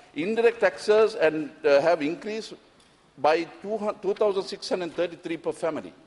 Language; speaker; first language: English; non-native, local second language; Sinhala